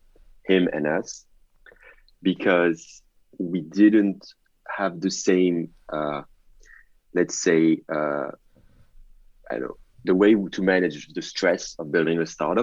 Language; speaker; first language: English; non-native, fluent; French